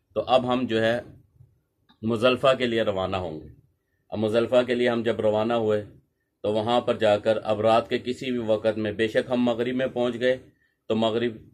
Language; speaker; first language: Urdu; non-native, local second language; Punjabi